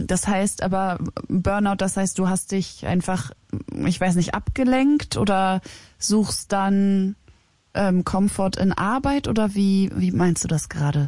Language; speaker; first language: German; native; German